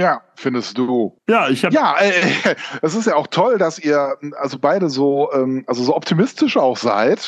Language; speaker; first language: German; native; German